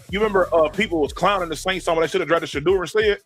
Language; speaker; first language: English; native; English